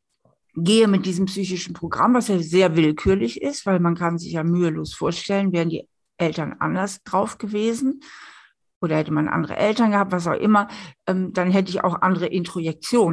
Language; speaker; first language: German; native; German